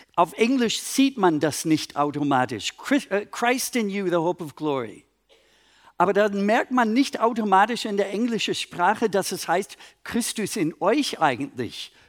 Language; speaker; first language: German; non-native, fluent; English